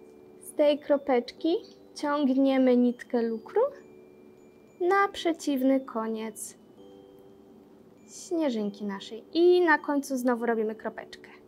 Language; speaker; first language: Polish; native; Polish